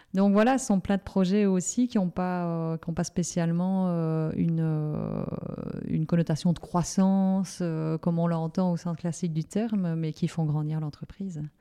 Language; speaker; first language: French; native; French